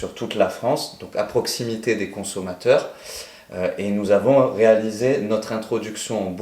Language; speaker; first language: French; native; French